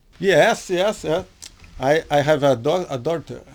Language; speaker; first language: English; non-native, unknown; Portuguese